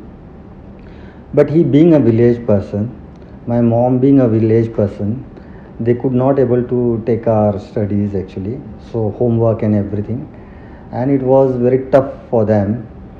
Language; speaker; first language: English; non-native, local second language; Marathi